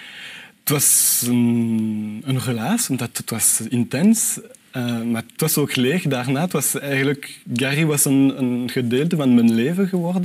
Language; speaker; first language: Dutch; non-native, local second language; French